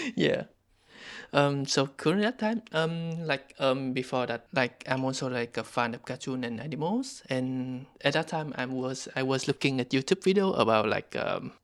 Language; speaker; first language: English; non-native, learner; Vietnamese